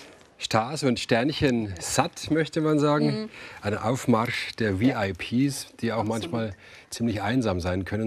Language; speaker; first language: German; native; German